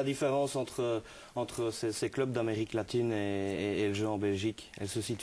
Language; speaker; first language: French; native; French